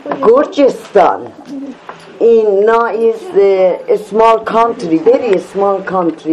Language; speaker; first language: English; non-native, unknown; Persian